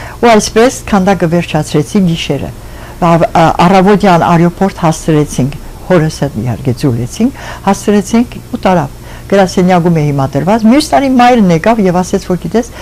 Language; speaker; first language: Armenian; early bilingual, other home language; French